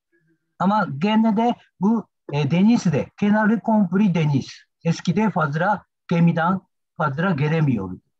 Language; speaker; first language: Turkish; non-native, learner; Japanese